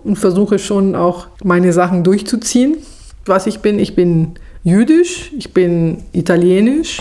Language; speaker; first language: German; non-native, fluent; Italian